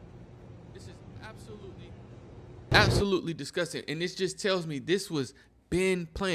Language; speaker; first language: English; native; English